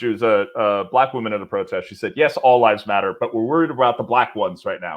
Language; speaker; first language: English; native; English